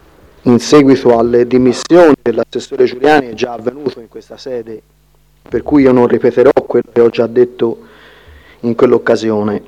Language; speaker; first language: Italian; native; Italian